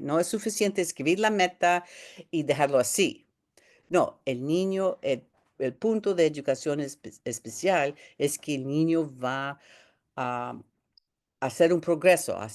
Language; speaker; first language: Spanish; early bilingual, heritage; Spanish